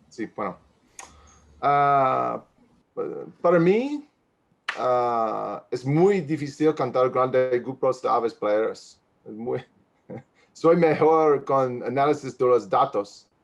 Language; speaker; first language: Spanish; non-native, learner; English